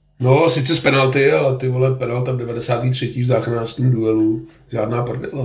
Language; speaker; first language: Czech; native; Czech